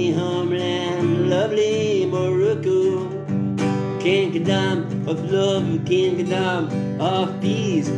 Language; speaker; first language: English; non-native, learner; Arabic